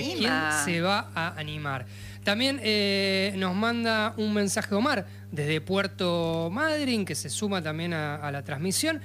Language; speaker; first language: Spanish; native; Spanish